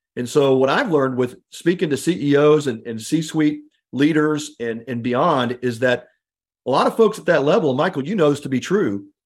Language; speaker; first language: English; native; English